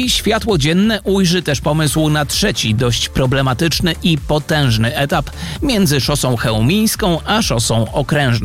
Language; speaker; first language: Polish; native; Polish